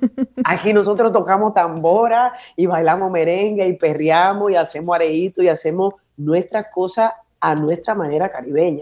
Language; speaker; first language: Spanish; native; Spanish